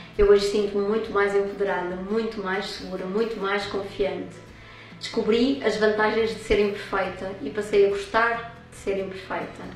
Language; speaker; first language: Portuguese; native; Portuguese